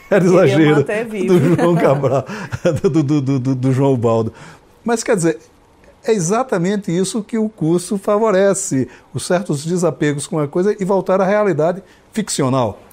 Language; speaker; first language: Portuguese; native; Portuguese